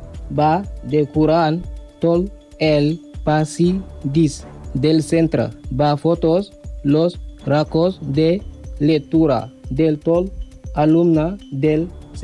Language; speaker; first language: Catalan; non-native, learner; Spanish